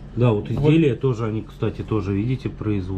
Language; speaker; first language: Russian; native; Russian